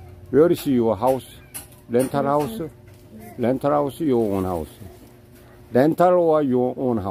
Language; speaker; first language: English; non-native, learner; Korean